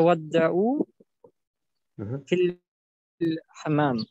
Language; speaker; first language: Arabic; non-native, learner; German